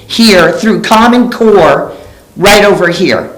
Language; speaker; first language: English; native; English